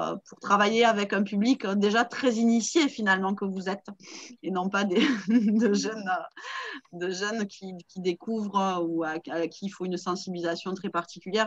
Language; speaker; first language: French; native; French